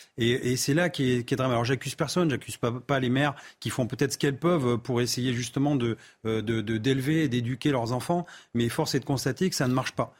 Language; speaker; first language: French; native; French